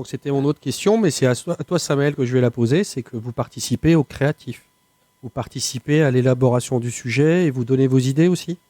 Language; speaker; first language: French; native; French